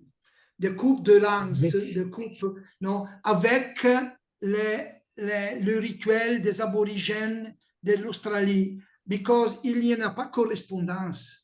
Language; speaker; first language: French; non-native, learner; Italian